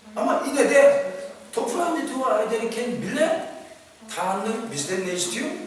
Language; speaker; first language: Turkish; non-native, fluent; Korean